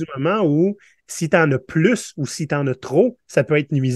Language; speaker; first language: French; native; French